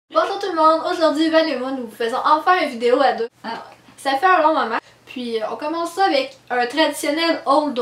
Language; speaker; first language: French; native; French